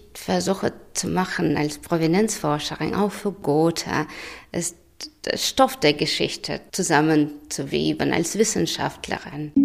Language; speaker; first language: German; non-native, fluent; Russian